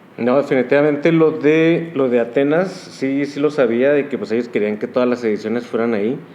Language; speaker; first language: Spanish; native; Spanish